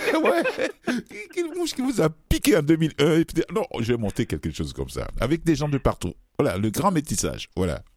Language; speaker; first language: French; native; French